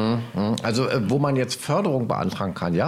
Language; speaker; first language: German; native; German